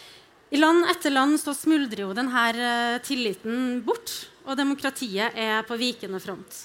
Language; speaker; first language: Norwegian; native; Norwegian